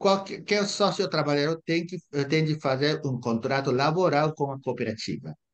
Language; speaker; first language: Portuguese; non-native, fluent; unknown